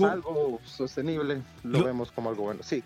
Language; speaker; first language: Spanish; native; Spanish